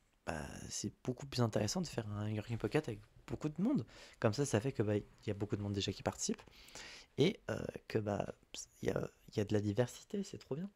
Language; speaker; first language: French; native; French